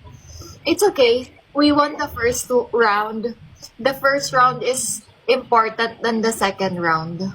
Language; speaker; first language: English; non-native, learner; Filipino